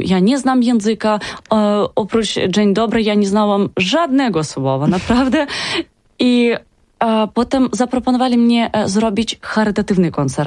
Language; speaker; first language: Polish; non-native, learner; Ukrainian